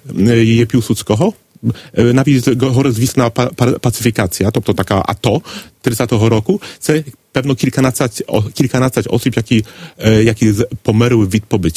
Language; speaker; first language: Polish; non-native, learner; Ukrainian